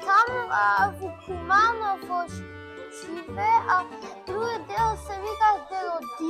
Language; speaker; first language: Macedonian; early bilingual, heritage; Macedonian